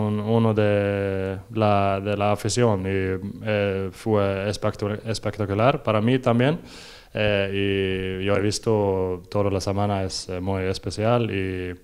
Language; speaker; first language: Spanish; non-native, learner; Norwegian